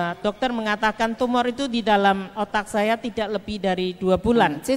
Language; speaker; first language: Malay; non-native, local second language; Chinese